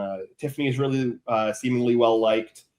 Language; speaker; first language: English; native; English